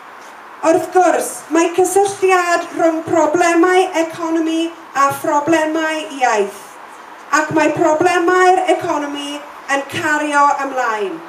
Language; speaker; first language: Welsh; non-native, local second language; English